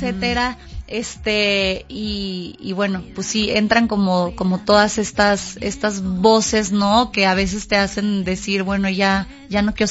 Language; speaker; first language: Spanish; native; Spanish